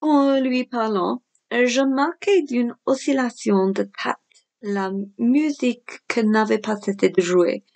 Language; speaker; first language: French; non-native, fluent; English